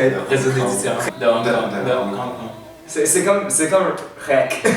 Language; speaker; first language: French; non-native, learner; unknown